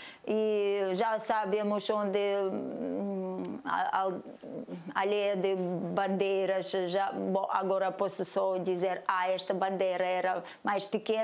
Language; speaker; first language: Portuguese; non-native, learner; Russian